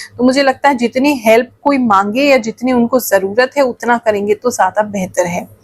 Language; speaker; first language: Hindi; native; Hindi